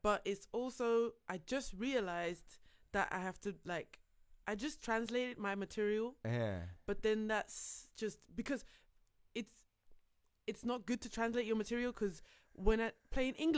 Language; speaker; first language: English; non-native, fluent; Dutch